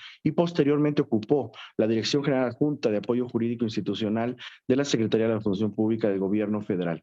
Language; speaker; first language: Spanish; native; Spanish